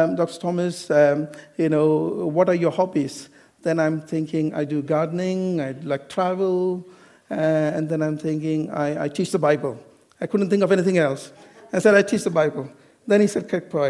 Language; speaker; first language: English; non-native, local second language; Malayalam